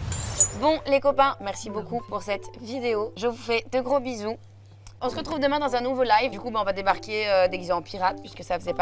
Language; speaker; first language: French; native; French